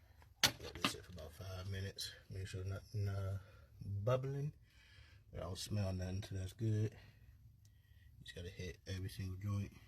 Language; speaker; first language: English; native; English